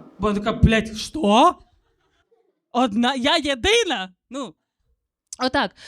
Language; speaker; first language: Ukrainian; non-native, local second language; Russian